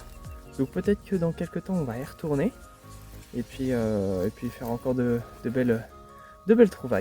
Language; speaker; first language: French; native; French